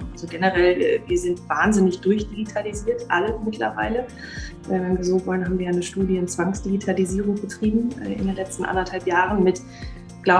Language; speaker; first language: German; native; German